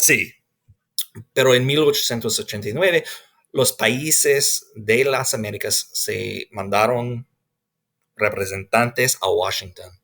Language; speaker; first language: Spanish; non-native, fluent; English